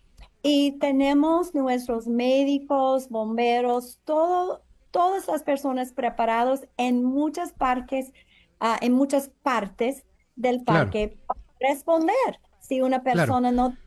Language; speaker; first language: Spanish; non-native, fluent; English